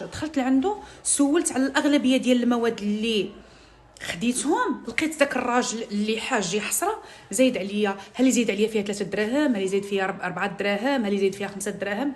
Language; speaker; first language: Arabic; native; Arabic